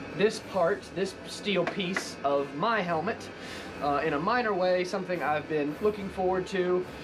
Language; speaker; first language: English; native; English